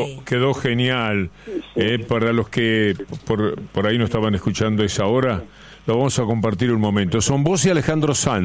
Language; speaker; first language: Spanish; native; Spanish